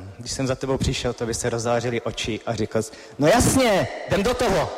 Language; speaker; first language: Czech; native; Czech